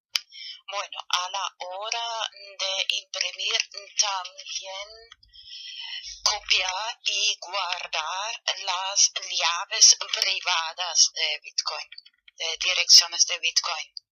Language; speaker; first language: Spanish; non-native, fluent; German